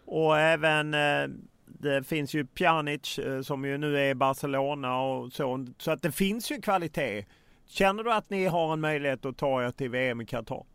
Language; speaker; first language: Swedish; native; Swedish